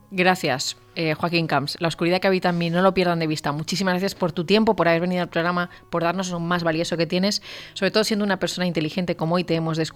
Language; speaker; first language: Spanish; native; Spanish